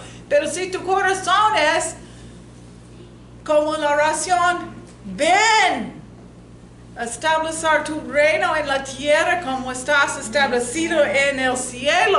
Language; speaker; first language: Spanish; non-native, learner; English